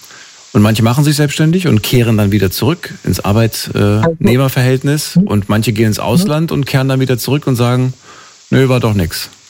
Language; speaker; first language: German; native; German